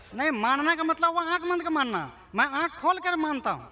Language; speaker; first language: Hindi; native; Hindi